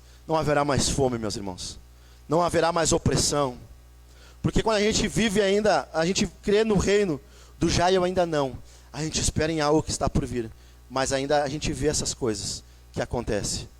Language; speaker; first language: Portuguese; native; Portuguese